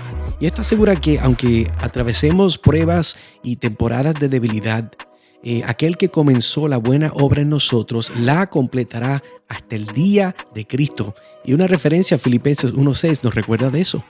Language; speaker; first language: Spanish; native; Spanish